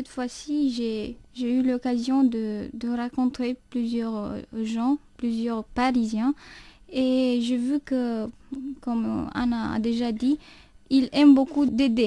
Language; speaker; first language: French; non-native, fluent; Romanian